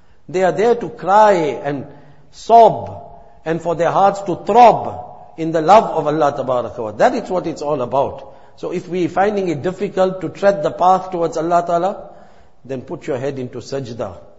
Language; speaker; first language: English; native; English